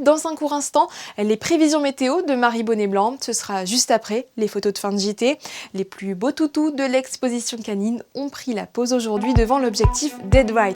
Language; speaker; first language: French; native; French